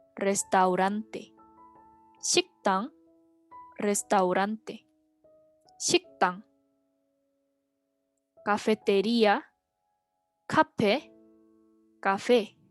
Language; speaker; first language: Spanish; non-native, fluent; Korean